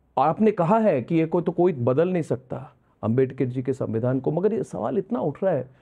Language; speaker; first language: Hindi; non-native, local second language; Assamese